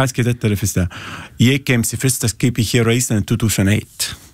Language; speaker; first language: Icelandic; non-native, learner; Italian